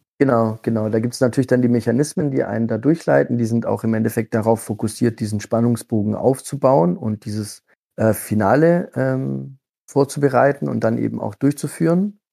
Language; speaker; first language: German; early bilingual, other home language; Italian